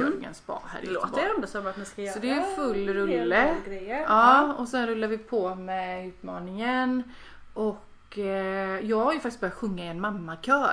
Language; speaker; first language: Swedish; native; Swedish